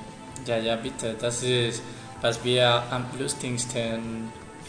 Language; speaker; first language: German; non-native, learner; Spanish